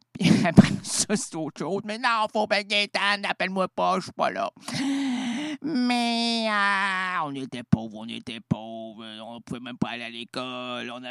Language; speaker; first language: French; native; French